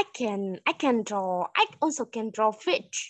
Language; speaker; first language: English; non-native, learner; Vietnamese